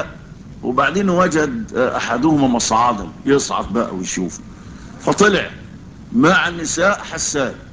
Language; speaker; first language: Arabic; native; Arabic